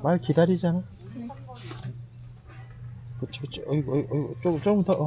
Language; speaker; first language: Korean; native; Korean